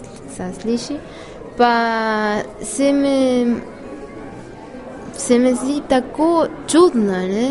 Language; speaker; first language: Slovenian; non-native, learner; Spanish